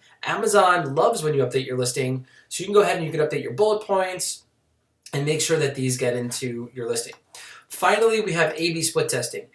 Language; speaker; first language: English; native; English